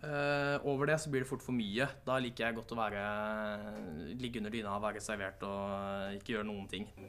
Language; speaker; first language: Norwegian; native; Norwegian